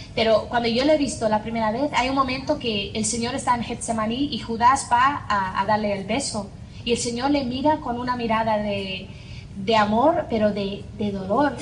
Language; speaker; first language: Spanish; non-native, fluent; English